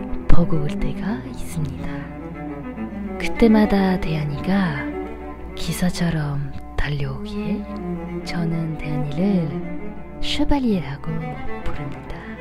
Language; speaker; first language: Korean; non-native, fluent; French